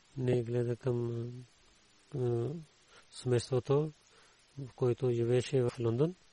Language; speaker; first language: Bulgarian; non-native, learner; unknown